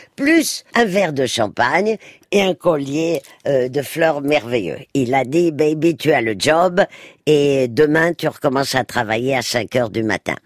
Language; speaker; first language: French; early bilingual, other home language; Spanish